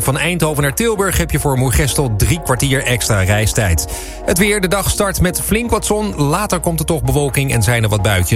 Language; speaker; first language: Dutch; native; Dutch